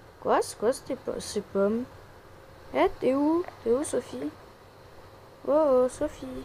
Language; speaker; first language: French; native; French